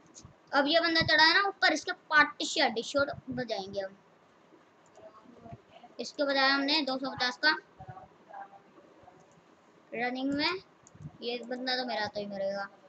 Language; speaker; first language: Hindi; native; Hindi